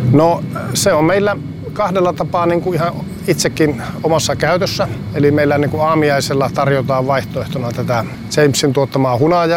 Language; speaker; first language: Finnish; native; Finnish